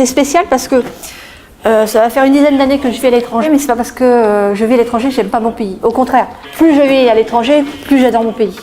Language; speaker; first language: French; native; French